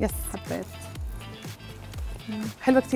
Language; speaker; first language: Arabic; native; Arabic